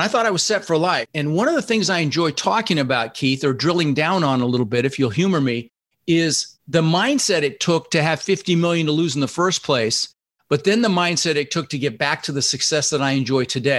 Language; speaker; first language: English; early bilingual, other home language; Dutch